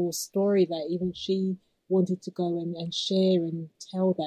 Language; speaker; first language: English; native; English